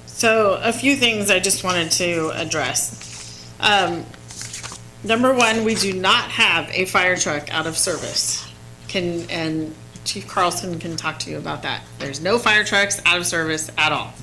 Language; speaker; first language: English; native; English